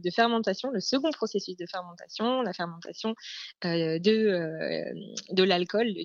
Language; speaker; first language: French; native; French